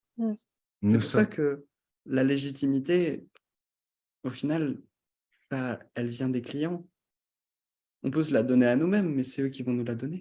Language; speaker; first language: French; native; French